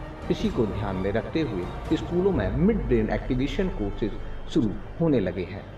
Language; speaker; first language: Hindi; native; Hindi